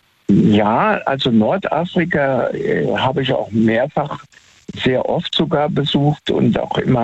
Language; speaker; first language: German; native; German